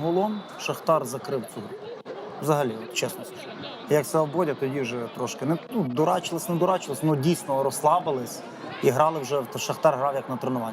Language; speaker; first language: Ukrainian; native; Ukrainian